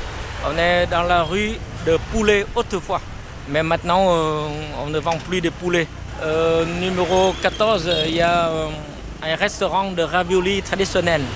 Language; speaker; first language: French; non-native, fluent; Vietnamese